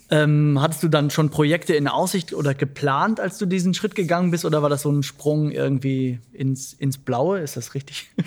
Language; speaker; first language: German; native; German